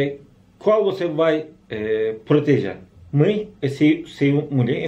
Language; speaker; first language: Portuguese; non-native, learner; Turkish